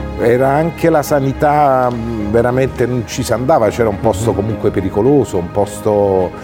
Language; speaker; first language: Italian; native; Italian